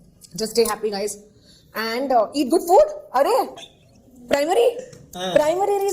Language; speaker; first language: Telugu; non-native, learner; Hindi